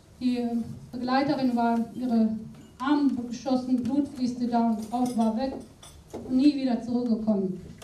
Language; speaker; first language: German; non-native, fluent; Aramaic